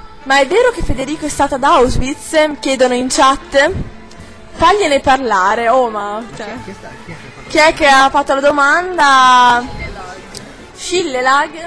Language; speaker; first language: Italian; native; Italian